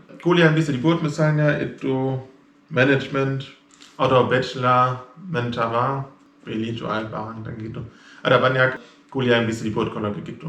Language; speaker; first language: Indonesian; non-native, fluent; German